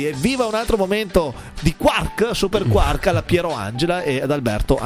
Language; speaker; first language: Italian; native; Italian